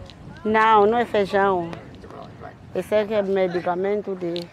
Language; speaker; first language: Portuguese; non-native, local second language; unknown